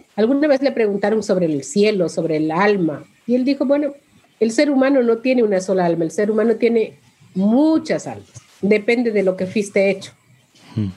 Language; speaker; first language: Spanish; non-native, local second language; Quechua